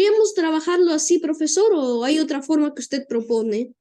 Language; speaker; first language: Spanish; native; Spanish